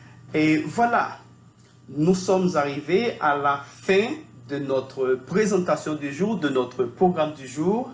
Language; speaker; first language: French; non-native, fluent; Spanish